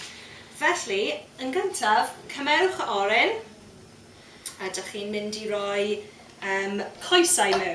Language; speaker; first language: Welsh; non-native, fluent; English